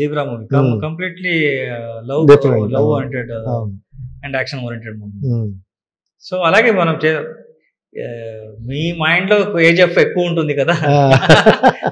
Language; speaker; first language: Telugu; non-native, learner; Kannada